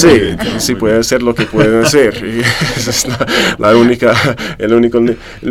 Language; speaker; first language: Spanish; non-native, fluent; English